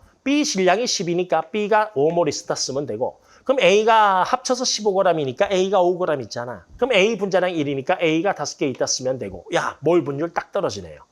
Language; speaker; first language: Korean; native; Korean